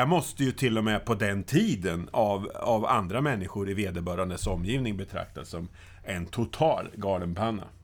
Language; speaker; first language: Swedish; native; Swedish